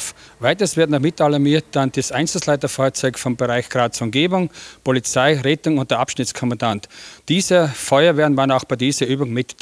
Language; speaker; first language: German; native; German